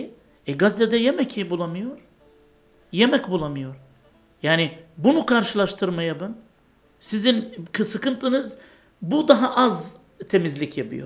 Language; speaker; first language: Turkish; non-native, fluent; Arabic